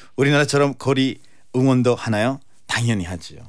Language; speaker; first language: Korean; non-native, fluent; Spanish